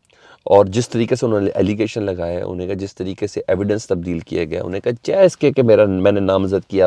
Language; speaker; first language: Urdu; native; Urdu